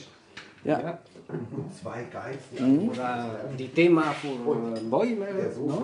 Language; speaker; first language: German; non-native, learner; Spanish